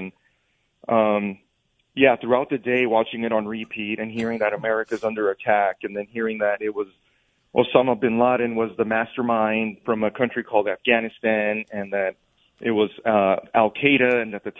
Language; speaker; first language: English; native; English